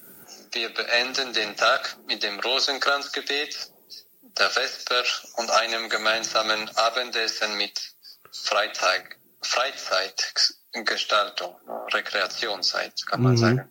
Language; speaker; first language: German; non-native, fluent; French